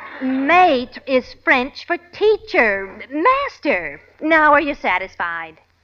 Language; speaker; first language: English; native; English